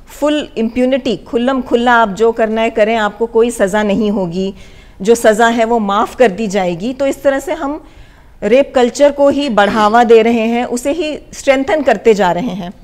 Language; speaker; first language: Hindi; native; Hindi